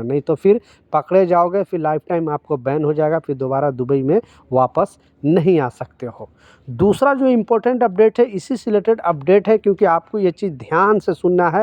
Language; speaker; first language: Hindi; native; Hindi